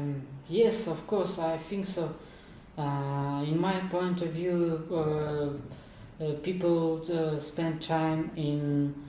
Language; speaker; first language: English; non-native, learner; Kazakh